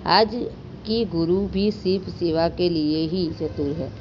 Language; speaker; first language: Hindi; non-native, local second language; Gujarati